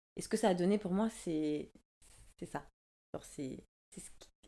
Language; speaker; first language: French; native; French